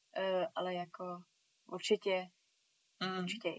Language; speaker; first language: Czech; early bilingual, heritage; Czech